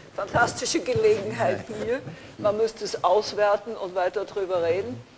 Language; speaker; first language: German; native; German